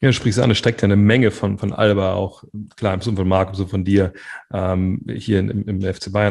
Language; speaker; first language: German; native; German